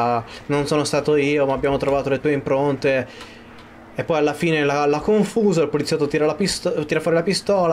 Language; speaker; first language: Italian; native; Italian